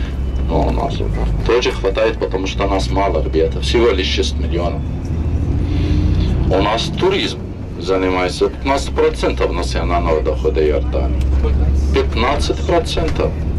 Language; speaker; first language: Russian; non-native, fluent; Arabic